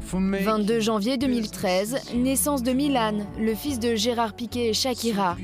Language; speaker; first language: French; native; French